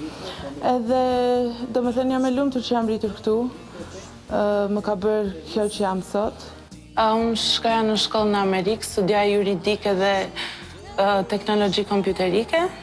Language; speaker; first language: Albanian; early bilingual, other home language; English